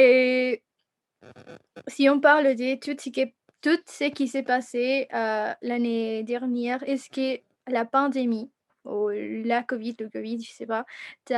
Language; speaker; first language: French; non-native, fluent; Spanish